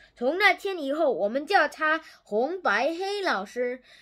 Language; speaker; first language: Chinese; non-native, learner; English